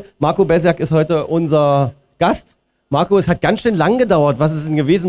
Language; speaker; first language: German; native; German